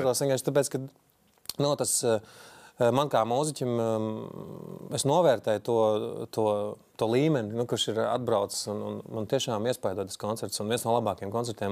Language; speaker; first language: Latvian; native; Latvian